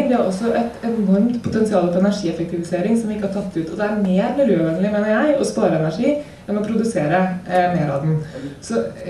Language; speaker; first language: Norwegian; native; Norwegian